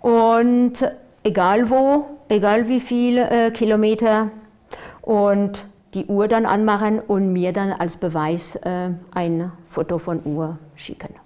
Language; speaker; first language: German; non-native, fluent; French